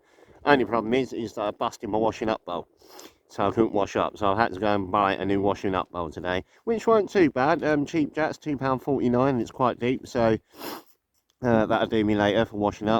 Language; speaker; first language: English; native; English